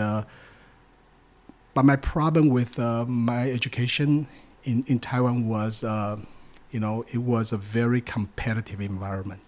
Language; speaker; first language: English; non-native, fluent; Chinese